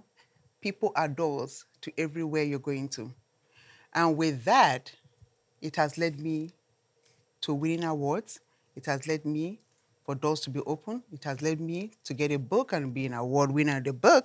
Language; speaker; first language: English; non-native, local second language; Igbo